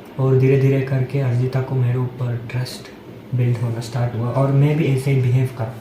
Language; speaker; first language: Hindi; non-native, local second language; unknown